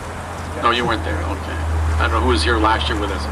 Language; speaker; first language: English; native; English